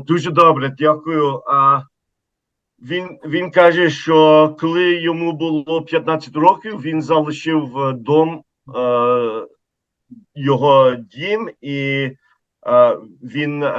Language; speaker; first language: Ukrainian; early bilingual, heritage; Ukrainian